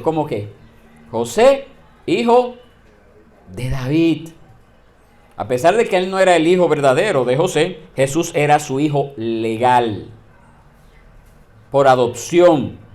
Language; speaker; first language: Spanish; native; Spanish